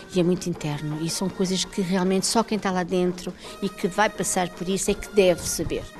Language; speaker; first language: Portuguese; native; Portuguese